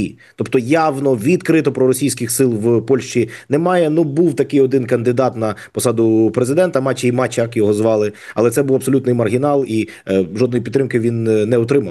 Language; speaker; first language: Ukrainian; native; Ukrainian